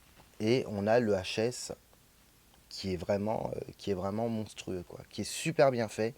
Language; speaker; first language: French; native; French